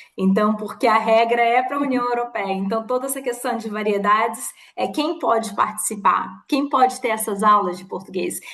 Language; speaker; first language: Portuguese; native; Portuguese